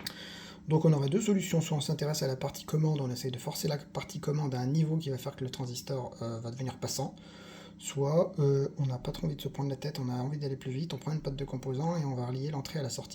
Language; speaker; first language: French; native; French